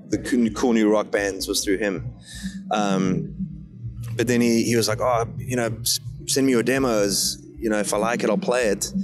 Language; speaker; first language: English; native; English